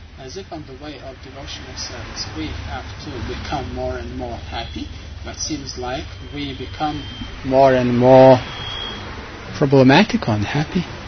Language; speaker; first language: English; non-native, fluent; Lithuanian